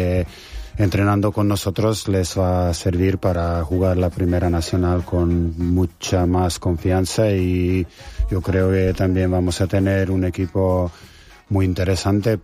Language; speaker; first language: Spanish; non-native, fluent; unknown